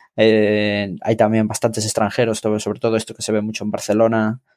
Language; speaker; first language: Spanish; native; Spanish